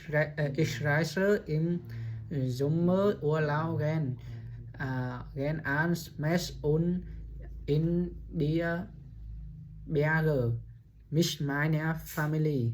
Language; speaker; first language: German; non-native, learner; Vietnamese